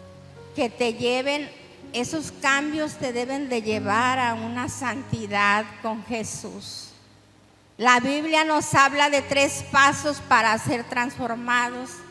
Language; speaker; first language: Spanish; native; Spanish